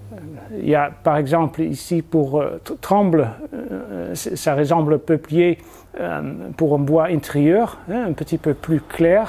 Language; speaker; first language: French; non-native, fluent; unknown